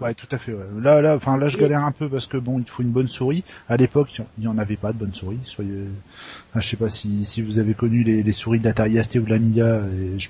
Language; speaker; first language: French; native; French